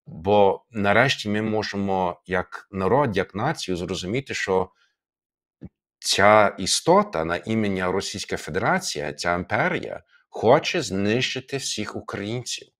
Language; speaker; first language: Ukrainian; non-native, fluent; English